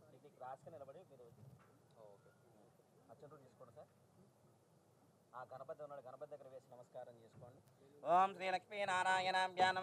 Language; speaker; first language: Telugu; native; Telugu